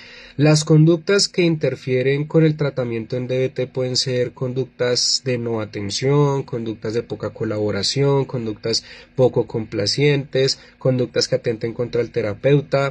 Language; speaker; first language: Spanish; native; Spanish